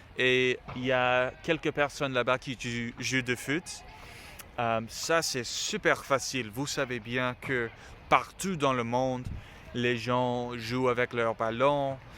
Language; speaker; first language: French; non-native, learner; English